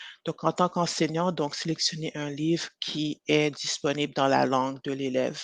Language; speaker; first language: French; native; French